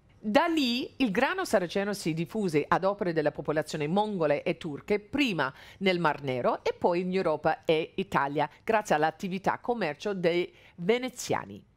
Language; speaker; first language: Italian; non-native, fluent; English